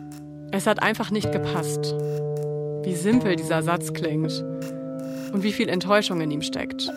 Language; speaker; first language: German; native; German